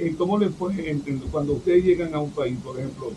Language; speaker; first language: Spanish; native; Spanish